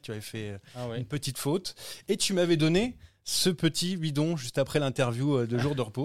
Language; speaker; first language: French; native; French